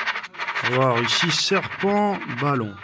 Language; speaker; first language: French; native; French